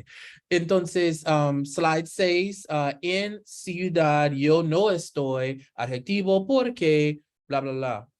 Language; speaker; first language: Spanish; non-native, learner; English